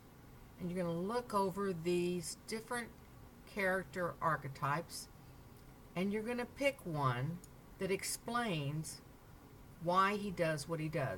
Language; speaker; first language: English; native; English